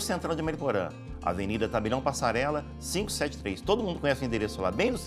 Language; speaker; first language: Portuguese; native; Portuguese